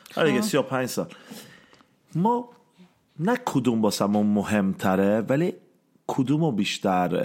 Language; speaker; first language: Persian; early bilingual, heritage; Persian